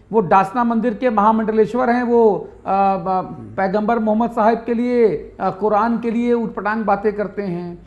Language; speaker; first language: Hindi; native; Hindi